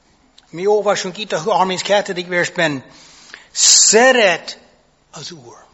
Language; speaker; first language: Hungarian; non-native, fluent; English